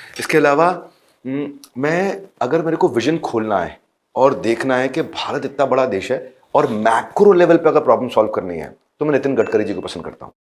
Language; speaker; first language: Hindi; native; Hindi